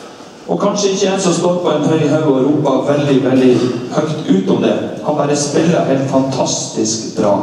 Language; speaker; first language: Norwegian; native; Norwegian